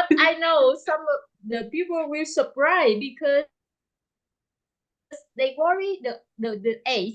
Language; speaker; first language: English; non-native, learner; Vietnamese